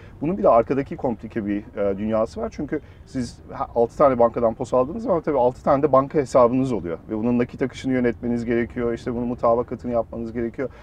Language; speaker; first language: Turkish; early bilingual, heritage; Turkish